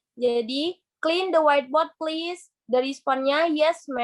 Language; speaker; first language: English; non-native, learner; Indonesian